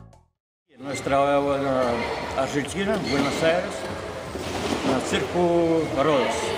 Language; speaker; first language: Portuguese; non-native, learner; Russian